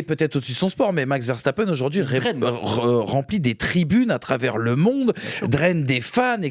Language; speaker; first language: French; native; French